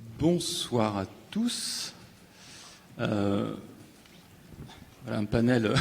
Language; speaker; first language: French; native; French